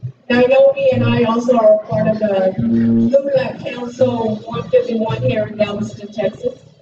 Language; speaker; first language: English; native; English